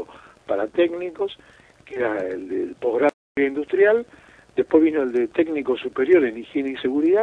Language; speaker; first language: Spanish; native; Spanish